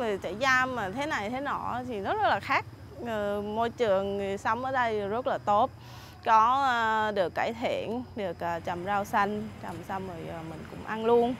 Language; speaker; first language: Vietnamese; non-native, fluent; Thai